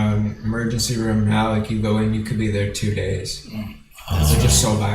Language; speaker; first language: English; native; English